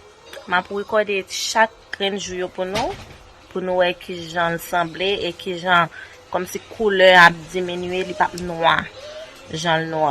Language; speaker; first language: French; non-native, local second language; Haitian Creole